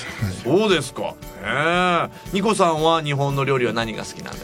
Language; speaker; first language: Japanese; native; Japanese